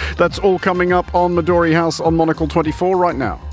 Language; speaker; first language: English; native; English